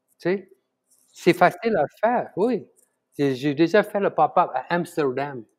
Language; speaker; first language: French; non-native, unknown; Tamil